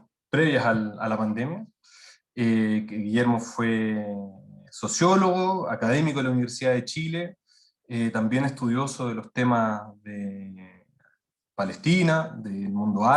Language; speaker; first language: Spanish; native; Spanish